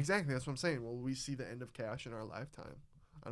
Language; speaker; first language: English; native; English